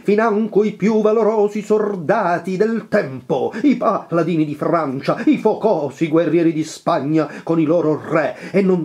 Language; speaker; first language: Italian; native; Italian